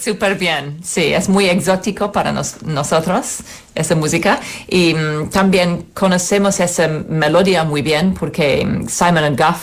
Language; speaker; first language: Spanish; non-native, learner; English